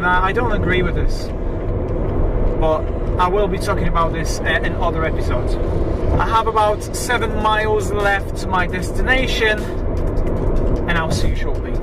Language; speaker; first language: English; non-native, fluent; Polish